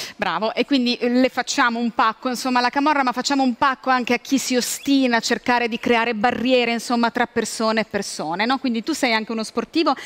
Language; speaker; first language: Italian; native; Italian